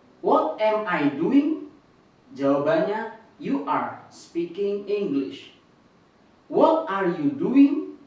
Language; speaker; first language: English; non-native, fluent; Indonesian